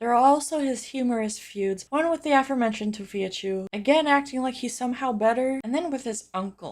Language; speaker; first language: English; native; English